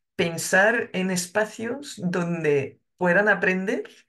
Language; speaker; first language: Spanish; non-native, fluent; French